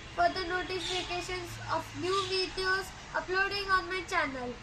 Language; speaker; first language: English; non-native, local second language; Marathi